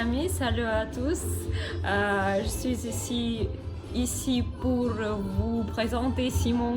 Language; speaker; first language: French; non-native, learner; Russian